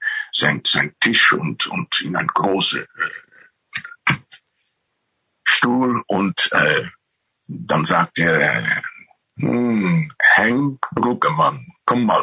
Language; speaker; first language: German; non-native, fluent; Dutch